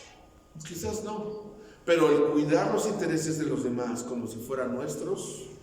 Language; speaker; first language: Spanish; native; Spanish